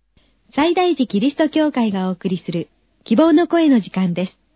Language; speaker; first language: Japanese; native; Japanese